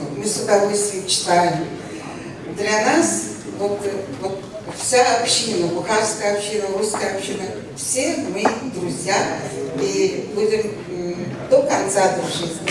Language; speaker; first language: Russian; non-native, local second language; Uzbek